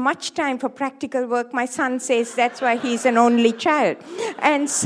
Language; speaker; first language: English; non-native, local second language; Tamil